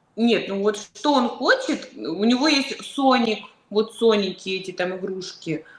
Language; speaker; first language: Russian; native; Russian